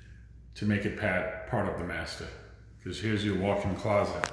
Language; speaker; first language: English; native; English